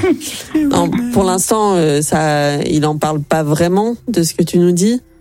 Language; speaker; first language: French; native; French